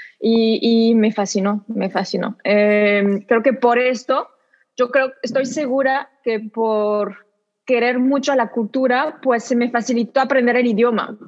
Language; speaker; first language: Spanish; non-native, fluent; French